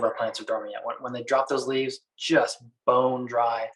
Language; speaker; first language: English; native; English